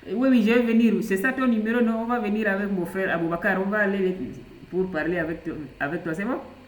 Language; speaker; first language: French; non-native, fluent; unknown